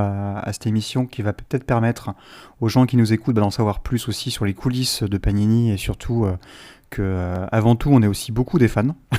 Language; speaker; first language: French; native; French